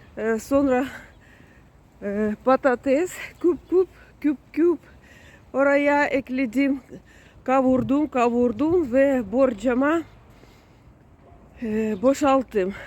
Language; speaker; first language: Turkish; non-native, learner; Russian